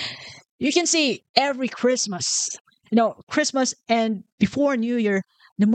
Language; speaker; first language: English; non-native, local second language; Filipino